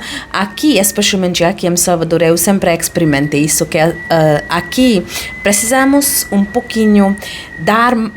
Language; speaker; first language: Portuguese; non-native, fluent; Hungarian